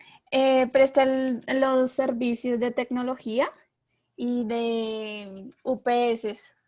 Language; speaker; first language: Spanish; native; Spanish